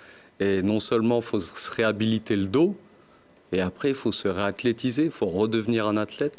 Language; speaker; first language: French; native; French